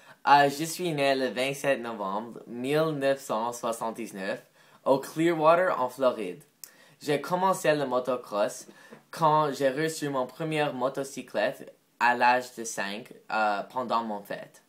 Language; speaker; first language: French; non-native, learner; English